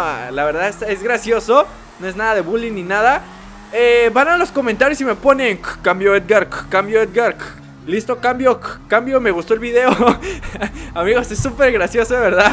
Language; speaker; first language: Spanish; native; Spanish